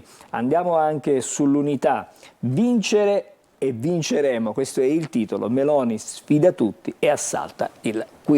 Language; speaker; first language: Italian; native; Italian